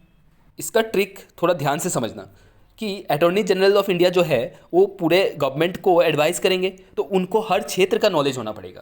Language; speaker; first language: Hindi; native; Hindi